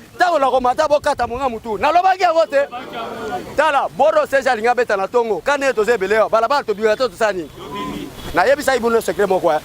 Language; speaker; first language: Lingala; non-native, local second language; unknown